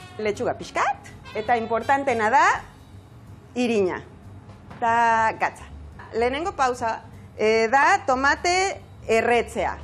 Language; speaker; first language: Basque; non-native, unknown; Spanish